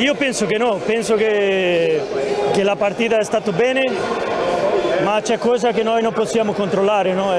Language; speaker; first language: Italian; non-native, fluent; Spanish